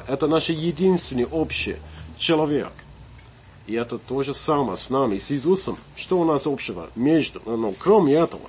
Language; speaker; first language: Russian; non-native, fluent; English